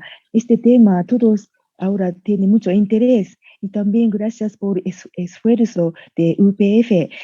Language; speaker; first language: Spanish; non-native, learner; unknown